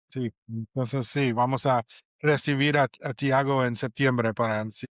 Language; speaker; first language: Spanish; non-native, fluent; English